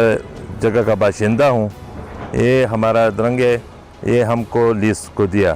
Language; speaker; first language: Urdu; non-native, local second language; Pashto